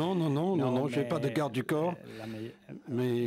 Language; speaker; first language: French; non-native, fluent; Italian